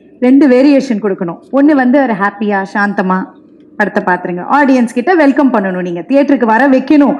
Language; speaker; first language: Tamil; native; Tamil